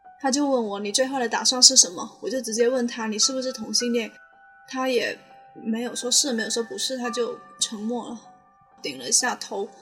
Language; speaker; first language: Chinese; native; Chinese